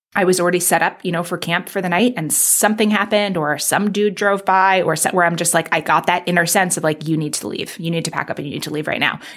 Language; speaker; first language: English; native; English